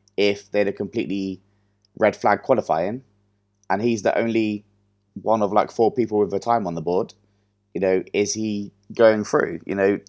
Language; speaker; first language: English; native; English